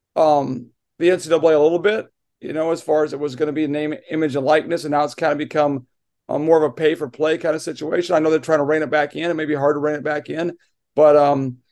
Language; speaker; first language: English; native; English